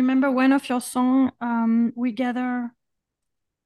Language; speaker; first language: English; non-native, fluent; French